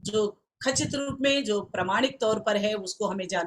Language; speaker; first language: Hindi; non-native, local second language; Telugu